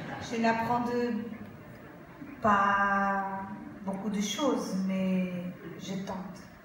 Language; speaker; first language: French; non-native, learner; Portuguese